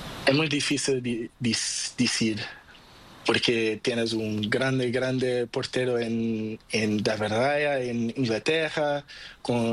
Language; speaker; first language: Spanish; non-native, learner; Portuguese